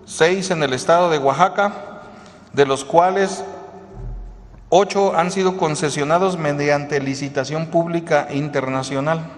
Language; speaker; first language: Spanish; native; Spanish